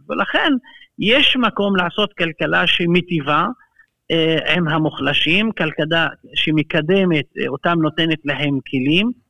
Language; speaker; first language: Hebrew; non-native, local second language; Arabic